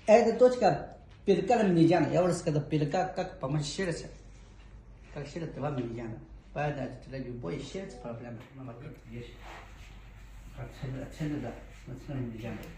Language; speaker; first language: Russian; non-native, learner; Tajik